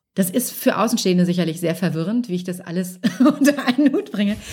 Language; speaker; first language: German; native; German